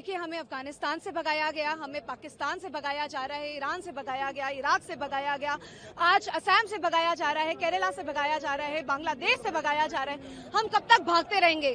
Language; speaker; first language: Hindi; native; Hindi